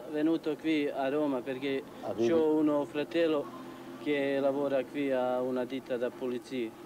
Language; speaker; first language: Italian; non-native, learner; Croatian